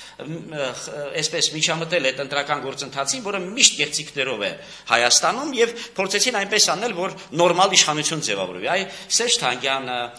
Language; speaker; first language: Armenian; native; Armenian